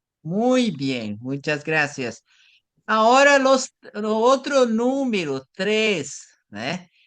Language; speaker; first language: Spanish; non-native, learner; Portuguese